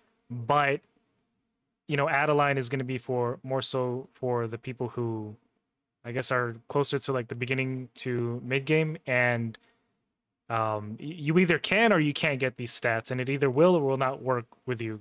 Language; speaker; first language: English; native; English